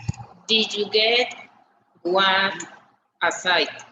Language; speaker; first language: English; non-native, learner; Spanish